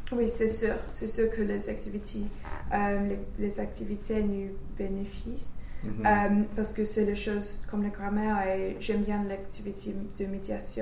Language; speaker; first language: French; non-native, fluent; English